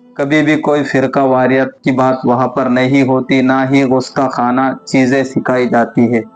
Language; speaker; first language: Urdu; native; Urdu